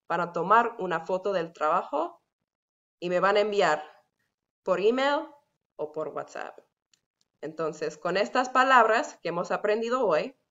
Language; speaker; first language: Spanish; non-native, fluent; English